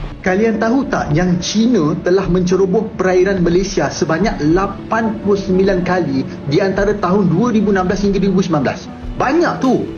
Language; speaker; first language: Malay; native; Malay